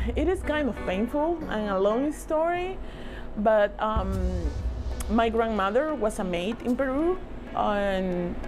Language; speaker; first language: English; non-native, fluent; Spanish